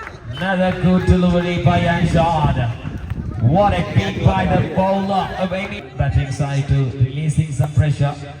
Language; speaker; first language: English; non-native, local second language; Malayalam